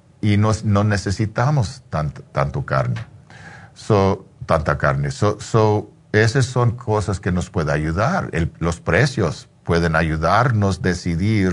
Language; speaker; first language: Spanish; early bilingual, heritage; English